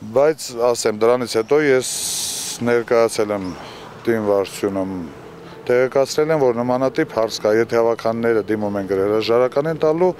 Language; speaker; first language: Armenian; native; Armenian